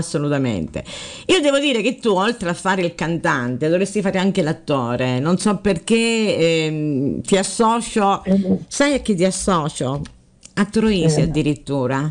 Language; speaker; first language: Italian; native; Italian